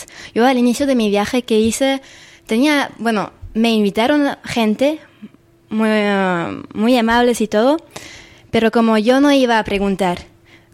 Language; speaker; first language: Spanish; non-native, fluent; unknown